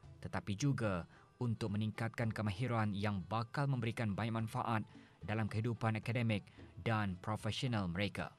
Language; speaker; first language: Malay; native; Malay